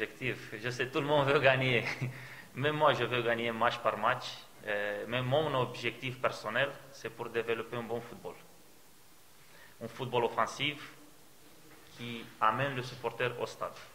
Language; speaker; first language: French; non-native, fluent; Romanian